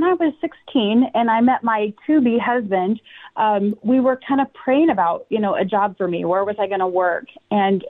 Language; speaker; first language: English; native; English